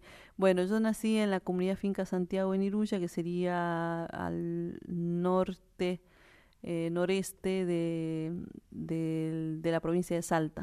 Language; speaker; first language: Spanish; native; Spanish